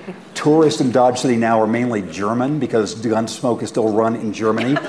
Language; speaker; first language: English; native; English